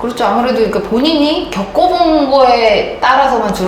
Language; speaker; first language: Korean; native; Korean